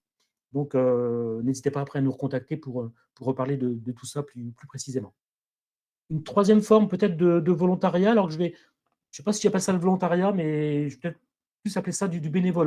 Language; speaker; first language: French; native; French